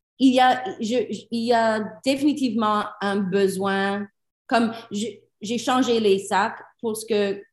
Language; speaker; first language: French; non-native, learner; English